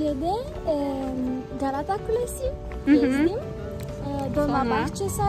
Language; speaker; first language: Turkish; non-native, learner; Romanian